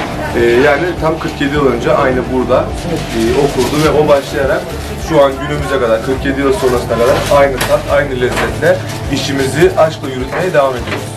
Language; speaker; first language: Turkish; native; Turkish